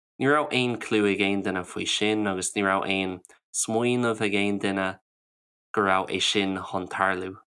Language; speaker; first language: Irish; non-native, local second language; English